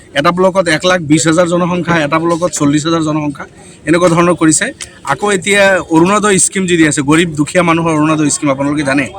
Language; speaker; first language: Assamese; non-native, local second language; Bangla